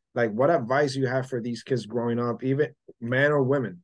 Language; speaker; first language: English; non-native, local second language; Spanish